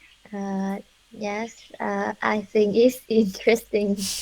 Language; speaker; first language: English; non-native, learner; Vietnamese